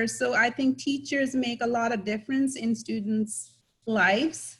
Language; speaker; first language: English; non-native, local second language; Punjabi